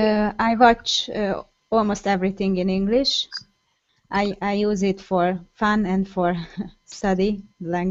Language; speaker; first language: English; non-native, learner; Hungarian